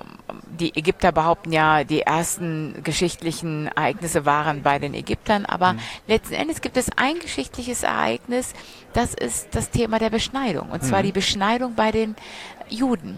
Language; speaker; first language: German; native; German